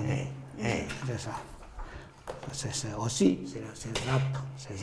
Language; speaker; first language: French; non-native, learner; Chinese